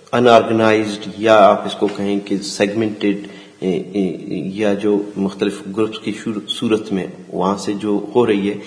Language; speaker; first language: Urdu; non-native, local second language; Baluchi